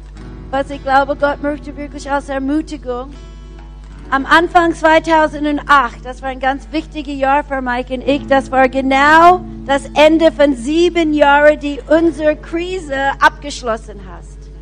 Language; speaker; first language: German; non-native, fluent; English